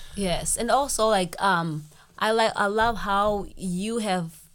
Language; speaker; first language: English; non-native, local second language; Shona